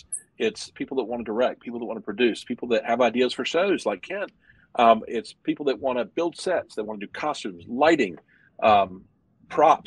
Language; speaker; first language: English; native; English